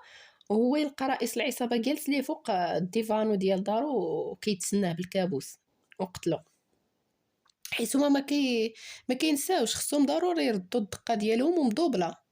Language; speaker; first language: Arabic; native; Arabic